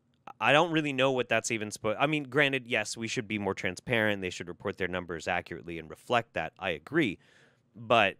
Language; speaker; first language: English; native; English